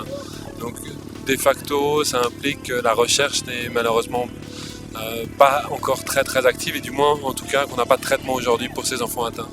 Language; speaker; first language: French; native; French